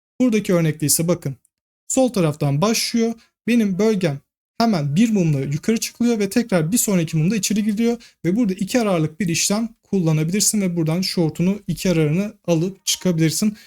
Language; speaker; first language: Turkish; native; Turkish